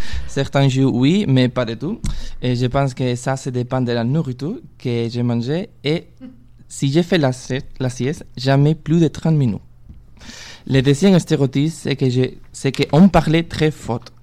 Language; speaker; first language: French; non-native, fluent; Spanish